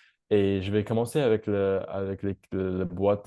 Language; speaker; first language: French; non-native, fluent; English